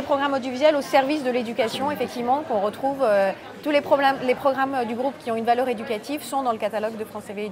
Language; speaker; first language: French; native; French